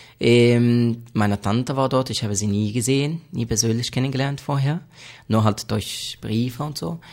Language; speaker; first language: German; non-native, fluent; Arabic